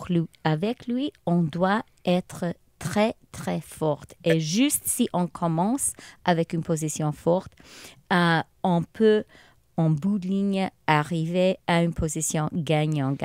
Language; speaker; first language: French; non-native, local second language; English